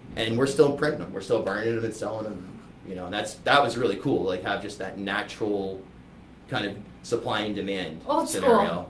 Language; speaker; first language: English; native; English